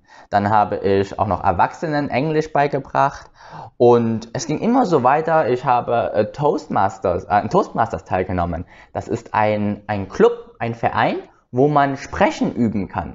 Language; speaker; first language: German; early bilingual, other home language; Vietnamese